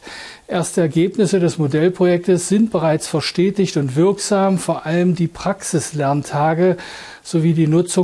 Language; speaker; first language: German; native; German